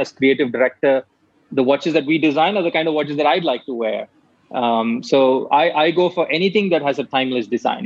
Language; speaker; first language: English; non-native, local second language; Tamil